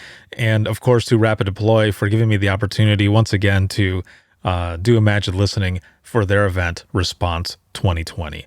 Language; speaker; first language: English; native; English